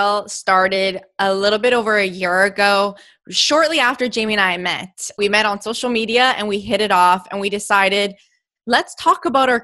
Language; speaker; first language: English; native; English